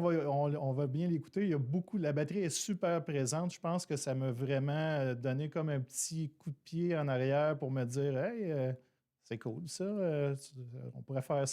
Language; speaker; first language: French; native; French